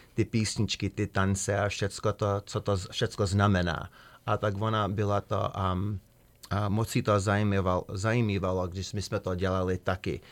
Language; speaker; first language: Czech; early bilingual, heritage; Czech